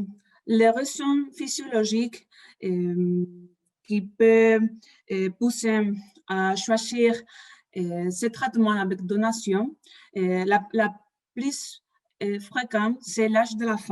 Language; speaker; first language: French; non-native, fluent; Spanish